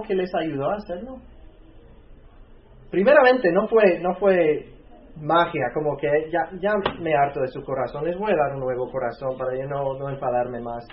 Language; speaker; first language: Spanish; native; Spanish